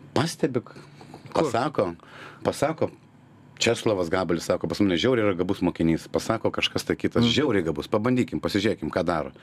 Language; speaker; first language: Lithuanian; native; Lithuanian